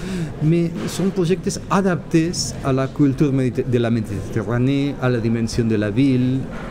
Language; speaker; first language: French; non-native, learner; Catalan